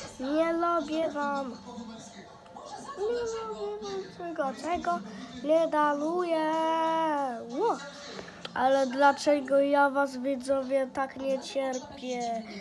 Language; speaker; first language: Polish; non-native, learner; English